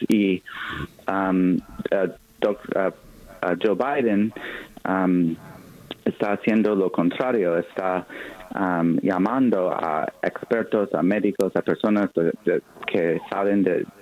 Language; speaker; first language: Spanish; non-native, fluent; English